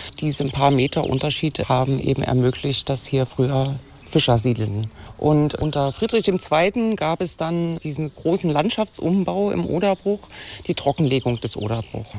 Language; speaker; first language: German; native; German